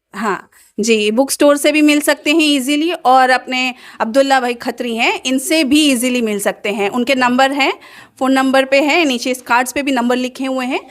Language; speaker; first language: Hindi; native; Hindi